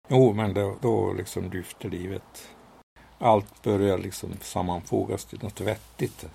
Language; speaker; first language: Swedish; non-native, fluent; Hungarian